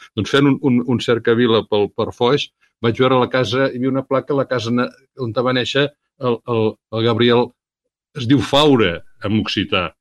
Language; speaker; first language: Catalan; native; Catalan